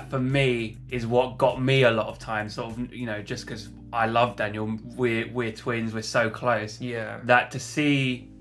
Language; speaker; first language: English; native; English